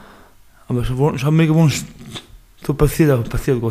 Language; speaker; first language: German; non-native, learner; Baluchi